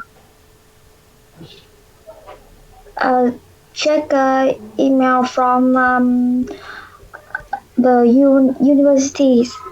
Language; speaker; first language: English; non-native, learner; Vietnamese